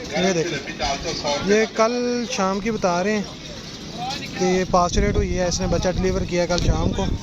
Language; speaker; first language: Hindi; non-native, local second language; Punjabi